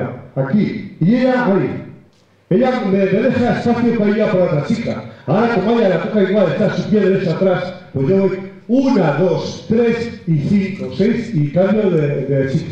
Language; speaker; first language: Spanish; native; Spanish